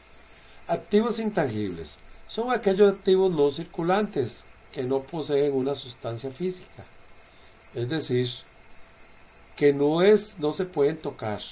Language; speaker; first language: Spanish; native; Spanish